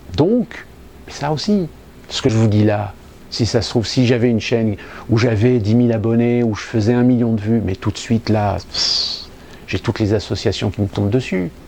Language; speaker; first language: French; native; French